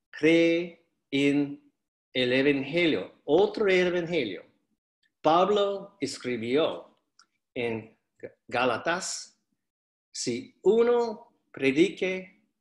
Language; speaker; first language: Spanish; non-native, fluent; English